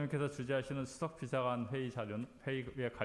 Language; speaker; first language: Korean; native; Korean